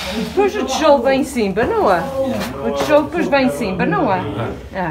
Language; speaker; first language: Portuguese; early bilingual, heritage; Portuguese